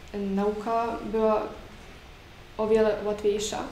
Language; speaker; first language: Polish; non-native, fluent; Ukrainian